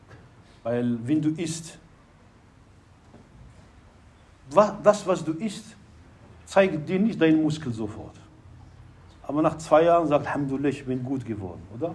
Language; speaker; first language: German; non-native, fluent; Arabic